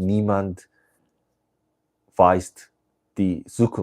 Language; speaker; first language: German; non-native, learner; English